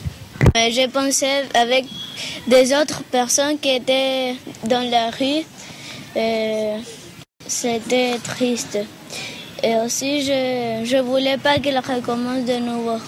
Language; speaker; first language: French; non-native, learner; Spanish